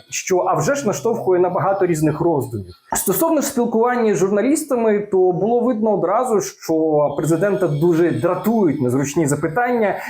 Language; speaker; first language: Ukrainian; non-native, local second language; Russian